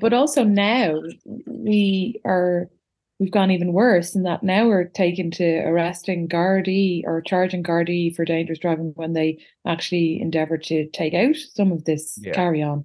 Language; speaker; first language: English; native; English